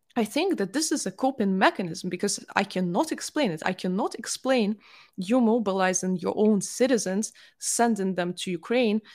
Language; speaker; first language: English; non-native, fluent; Russian